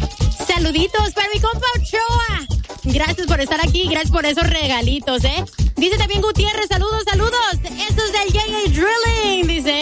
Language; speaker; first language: Spanish; native; Spanish